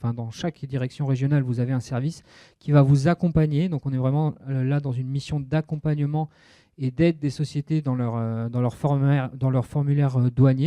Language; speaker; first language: French; native; French